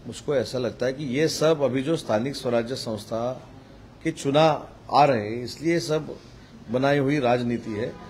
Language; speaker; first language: Hindi; non-native, local second language; Marathi